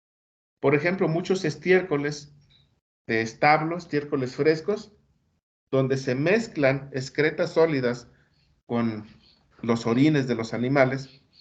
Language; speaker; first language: Spanish; native; Spanish